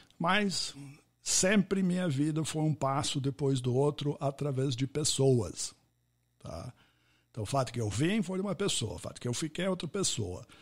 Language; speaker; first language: Portuguese; non-native, fluent; English